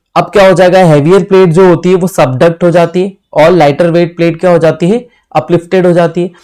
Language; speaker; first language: Hindi; native; Hindi